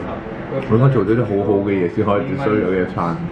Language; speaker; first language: Chinese; native; Chinese